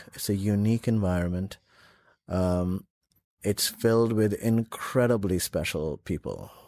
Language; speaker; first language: English; non-native, local second language; Urdu